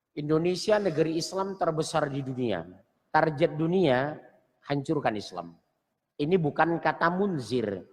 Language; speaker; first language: Indonesian; native; Indonesian